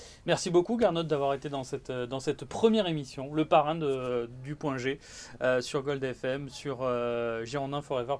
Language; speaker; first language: French; native; French